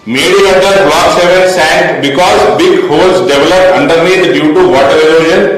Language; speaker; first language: English; non-native, local second language; Telugu